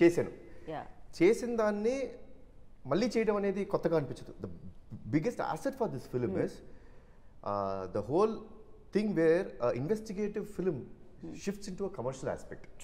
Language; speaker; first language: Telugu; native; Telugu